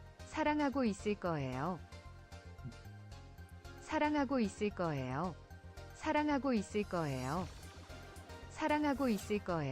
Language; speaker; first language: Korean; non-native, learner; English